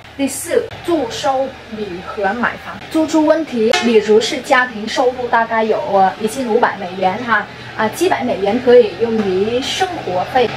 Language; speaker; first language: Chinese; non-native, fluent; Vietnamese